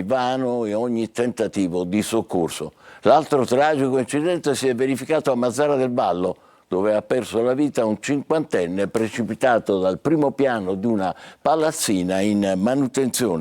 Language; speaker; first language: Italian; native; Italian